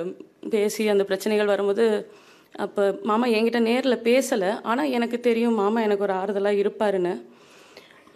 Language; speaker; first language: Tamil; native; Tamil